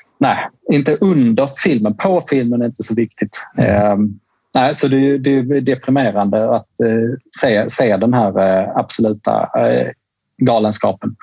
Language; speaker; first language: Swedish; native; Swedish